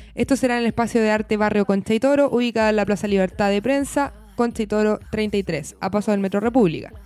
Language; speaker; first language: Spanish; native; Spanish